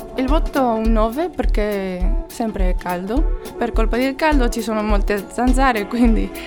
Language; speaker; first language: Italian; non-native, learner; Spanish